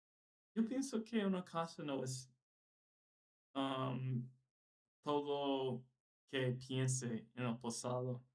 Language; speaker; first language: Spanish; non-native, learner; English